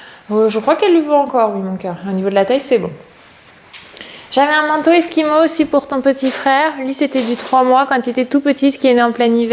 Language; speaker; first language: French; native; French